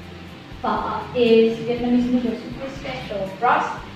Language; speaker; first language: English; non-native, learner; Vietnamese